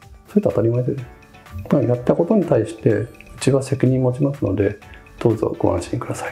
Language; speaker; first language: Japanese; native; Japanese